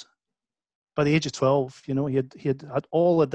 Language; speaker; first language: English; native; English